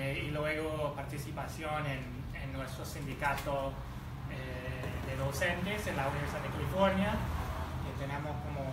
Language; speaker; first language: Spanish; early bilingual, heritage; Spanish